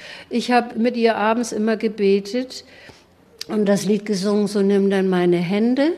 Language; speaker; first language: German; native; German